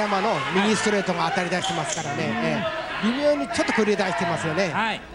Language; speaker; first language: Japanese; native; Japanese